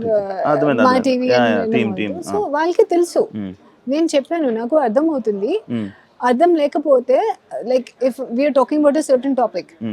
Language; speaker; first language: Telugu; non-native, learner; Hindi